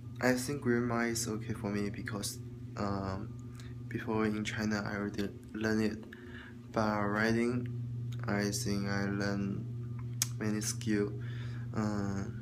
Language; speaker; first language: English; non-native, learner; Chinese